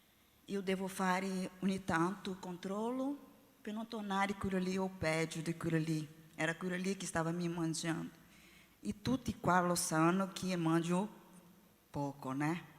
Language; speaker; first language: Italian; non-native, learner; Portuguese